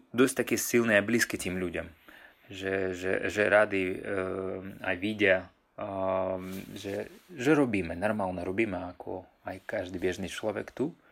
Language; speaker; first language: Slovak; non-native, fluent; Russian